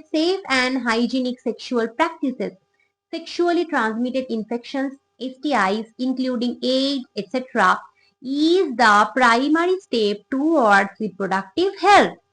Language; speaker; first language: English; non-native, local second language; Bangla